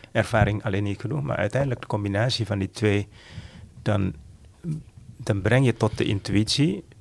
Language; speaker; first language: Dutch; non-native, fluent; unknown